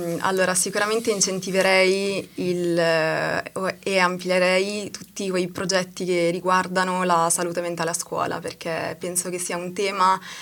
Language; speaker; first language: Italian; early bilingual, other home language; Arabic